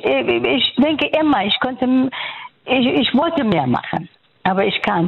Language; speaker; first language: German; non-native, fluent; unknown